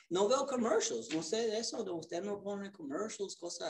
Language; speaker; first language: Spanish; early bilingual, other home language; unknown